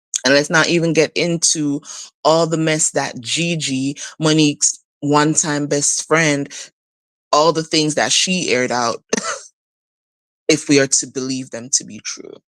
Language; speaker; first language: English; native; English